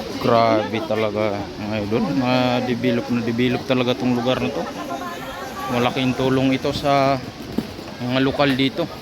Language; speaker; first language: Filipino; native; Filipino